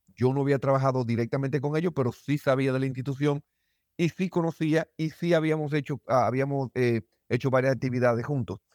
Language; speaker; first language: Spanish; native; Spanish